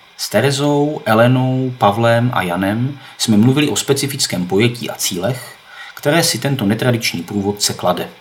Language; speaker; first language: Czech; native; Czech